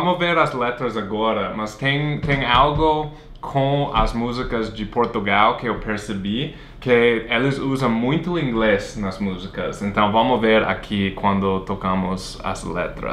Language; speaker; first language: Portuguese; non-native, fluent; English